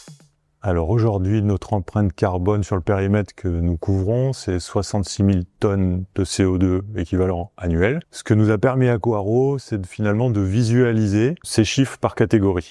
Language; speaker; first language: French; native; French